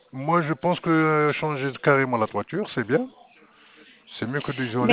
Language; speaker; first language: French; non-native, local second language; Arabic